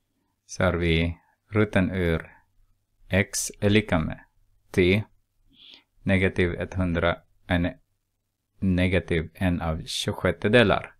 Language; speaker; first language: Swedish; non-native, fluent; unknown